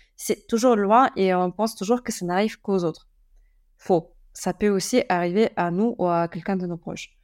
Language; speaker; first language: French; early bilingual, other home language; German